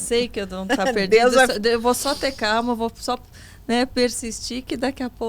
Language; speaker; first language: Portuguese; native; Portuguese